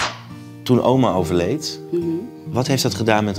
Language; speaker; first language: Dutch; native; Dutch